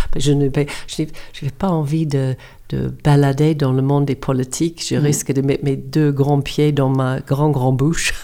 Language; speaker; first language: French; non-native, fluent; English